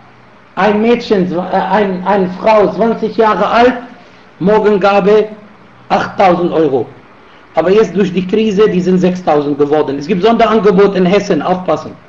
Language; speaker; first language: German; non-native, fluent; Arabic